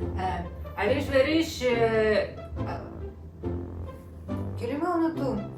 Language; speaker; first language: Turkish; non-native, learner; Russian